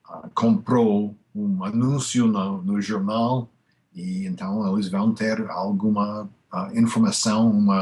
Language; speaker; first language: Portuguese; non-native, fluent; English